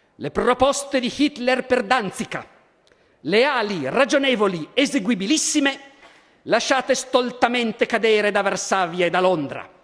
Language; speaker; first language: Italian; native; Italian